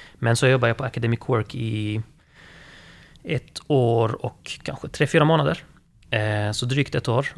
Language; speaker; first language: Swedish; early bilingual, other home language; Arabic